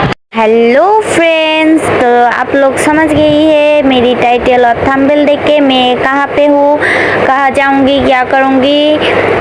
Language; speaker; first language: Hindi; non-native, learner; Bangla